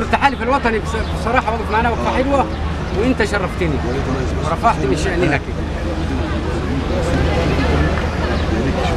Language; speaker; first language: Arabic; native; Arabic